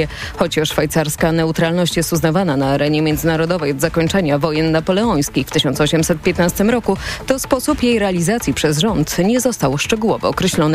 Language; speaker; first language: Polish; native; Polish